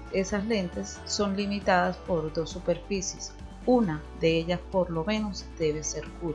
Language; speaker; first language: Spanish; native; Spanish